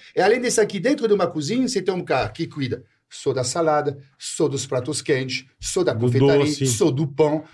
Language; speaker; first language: Portuguese; non-native, fluent; French